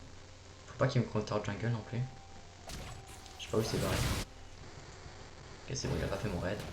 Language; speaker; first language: French; native; French